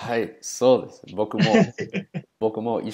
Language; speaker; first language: Japanese; non-native, learner; English